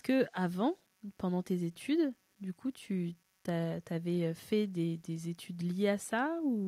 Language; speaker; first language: French; native; French